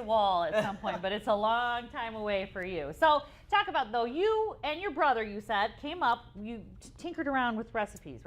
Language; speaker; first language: English; native; English